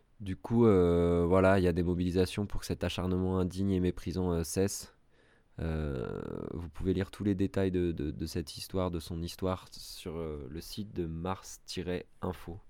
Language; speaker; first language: French; native; French